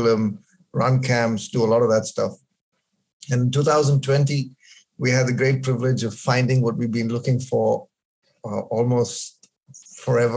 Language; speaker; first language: English; non-native, local second language; Malayalam